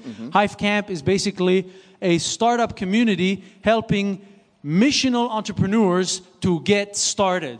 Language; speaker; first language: English; non-native, fluent; Swiss German